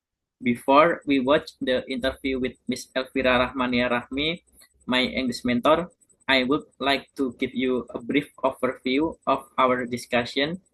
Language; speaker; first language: English; non-native, learner; Indonesian